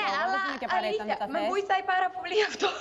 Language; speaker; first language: Greek; early bilingual, heritage; Greek